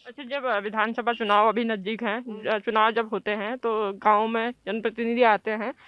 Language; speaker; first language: Hindi; native; Hindi